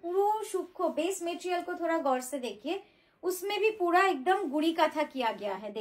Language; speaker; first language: Hindi; non-native, local second language; Bangla